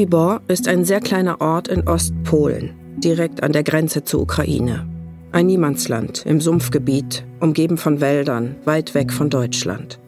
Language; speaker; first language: German; native; German